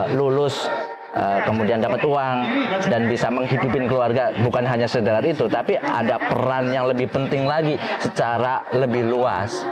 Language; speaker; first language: Indonesian; native; Indonesian